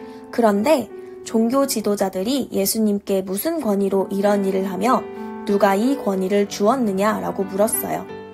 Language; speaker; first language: Korean; native; Korean